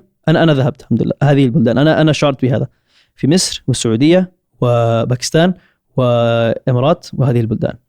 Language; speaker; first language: Arabic; non-native, fluent; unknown